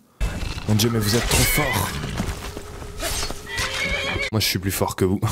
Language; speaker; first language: French; native; French